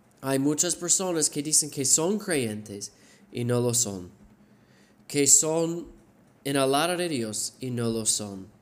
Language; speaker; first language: Spanish; non-native, fluent; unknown